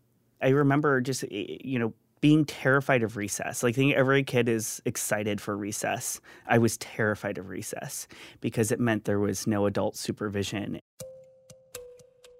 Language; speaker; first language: English; native; English